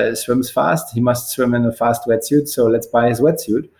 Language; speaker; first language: English; non-native, fluent; German